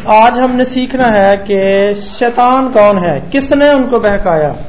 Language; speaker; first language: Urdu; non-native, local second language; Punjabi